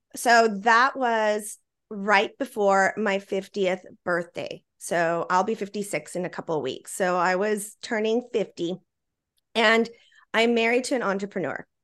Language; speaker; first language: English; native; English